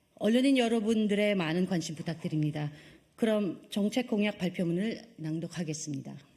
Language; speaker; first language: Korean; non-native, fluent; Filipino